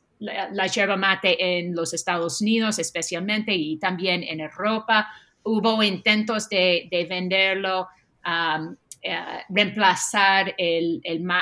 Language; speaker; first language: Spanish; non-native, fluent; English